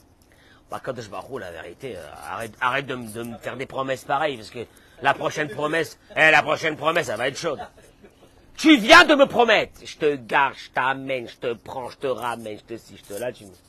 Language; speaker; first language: French; native; French